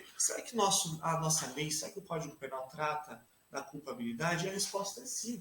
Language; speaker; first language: Portuguese; native; Portuguese